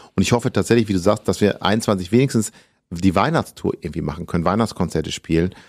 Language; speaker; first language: German; native; German